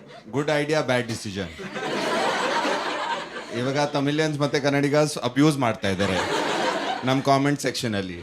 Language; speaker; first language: Kannada; non-native, learner; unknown